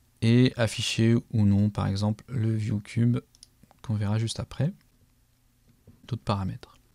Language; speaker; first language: French; native; French